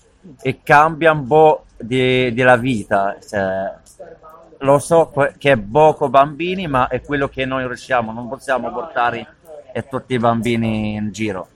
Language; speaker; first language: Italian; non-native, learner; Arabic